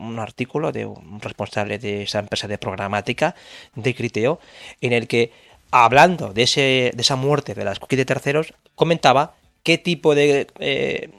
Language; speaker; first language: Spanish; native; Spanish